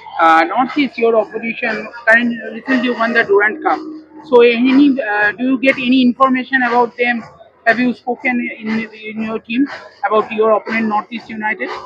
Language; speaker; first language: English; non-native, local second language; Bangla